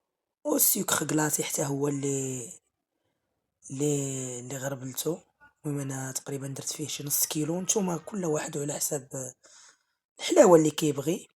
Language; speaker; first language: Arabic; native; Arabic